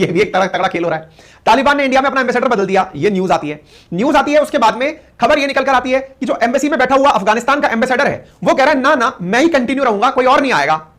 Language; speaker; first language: Hindi; native; Hindi